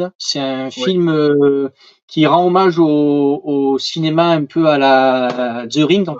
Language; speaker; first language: French; native; French